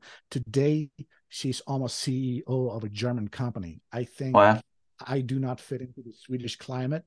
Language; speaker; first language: English; non-native, fluent; Swedish